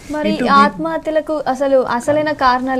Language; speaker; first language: Telugu; native; Telugu